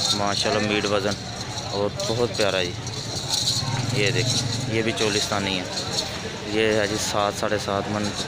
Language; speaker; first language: Urdu; non-native, local second language; Punjabi